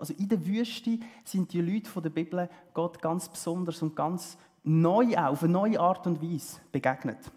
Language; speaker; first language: German; early bilingual, heritage; German